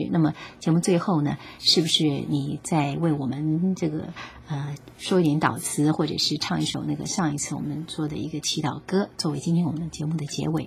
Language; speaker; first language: Chinese; native; Chinese